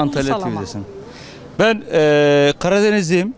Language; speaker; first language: Turkish; native; Turkish